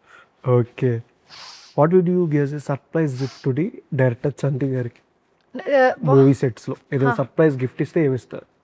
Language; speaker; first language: Telugu; native; Telugu